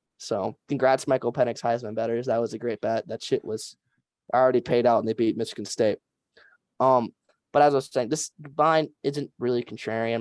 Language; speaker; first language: English; native; English